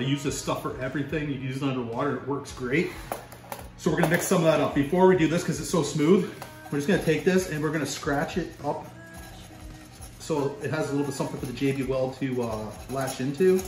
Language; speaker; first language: English; native; English